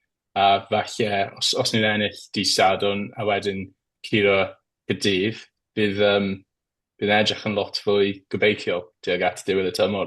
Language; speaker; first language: Welsh; native; Welsh